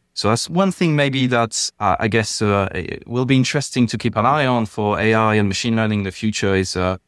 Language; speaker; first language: English; non-native, fluent; French